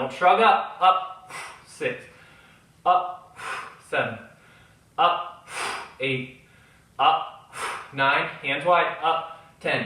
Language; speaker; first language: English; native; English